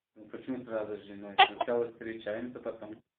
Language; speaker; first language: Russian; non-native, local second language; Tajik